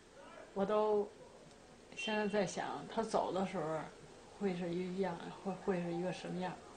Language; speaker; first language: Chinese; native; Chinese